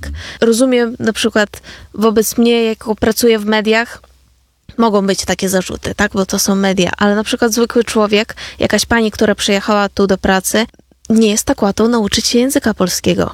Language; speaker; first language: Polish; non-native, fluent; Ukrainian